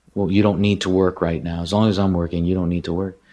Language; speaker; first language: English; native; English